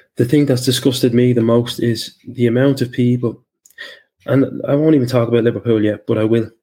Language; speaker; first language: English; native; English